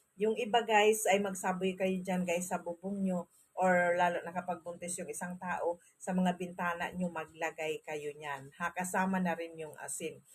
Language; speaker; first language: Filipino; non-native, local second language; Masbatenyo